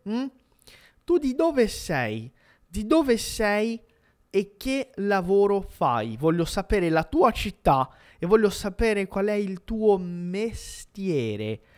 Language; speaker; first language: Italian; non-native, fluent; Portuguese